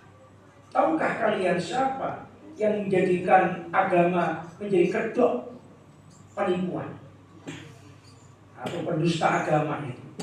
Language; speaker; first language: Indonesian; native; Indonesian